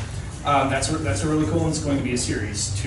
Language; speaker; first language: English; native; English